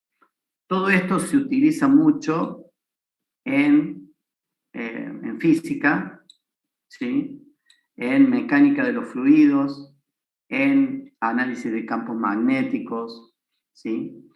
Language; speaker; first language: Spanish; native; Spanish